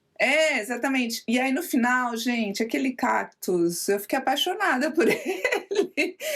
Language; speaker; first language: Portuguese; native; Portuguese